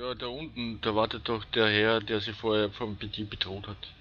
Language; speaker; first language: German; native; German